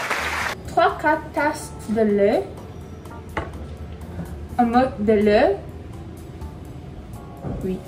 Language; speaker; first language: French; non-native, learner; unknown